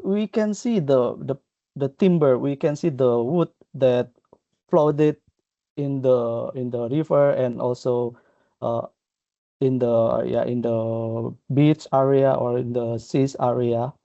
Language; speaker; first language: English; non-native, fluent; Indonesian